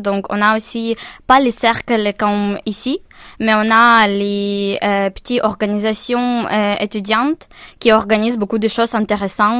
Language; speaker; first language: French; non-native, learner; Ukrainian